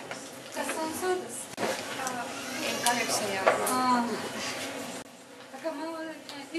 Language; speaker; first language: Estonian; non-native, learner; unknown